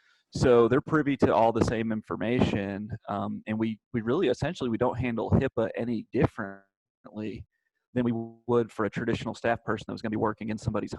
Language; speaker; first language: English; native; English